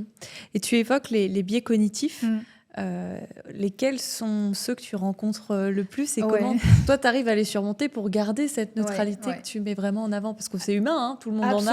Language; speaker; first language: French; native; French